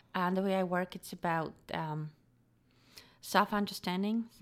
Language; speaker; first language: English; non-native, fluent; Polish